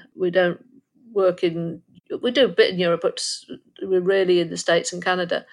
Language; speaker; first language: English; native; English